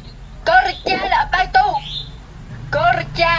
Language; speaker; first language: Indonesian; non-native, learner; Vietnamese